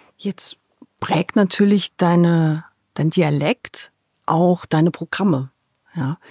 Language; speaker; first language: German; native; German